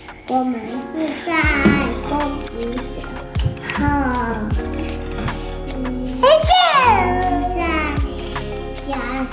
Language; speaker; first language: Chinese; early bilingual, heritage; Chinese